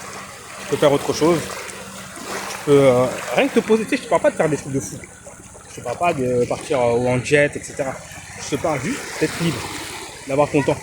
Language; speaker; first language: French; native; French